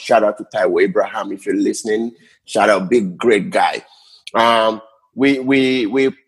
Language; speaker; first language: English; non-native, local second language; Yoruba